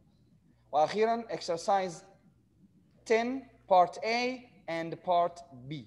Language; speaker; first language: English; non-native, fluent; Arabic